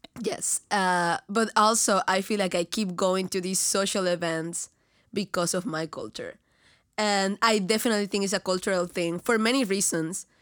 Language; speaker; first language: English; non-native, fluent; Spanish